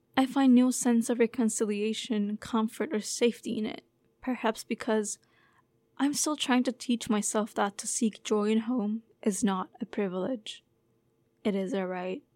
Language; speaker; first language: English; non-native, fluent; Turkish